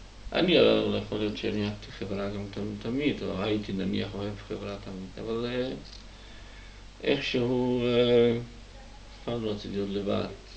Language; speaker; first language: Hebrew; non-native, fluent; Czech